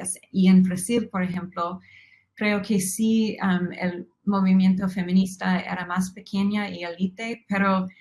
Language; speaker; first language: Spanish; non-native, fluent; English